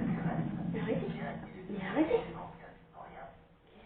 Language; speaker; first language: French; native; French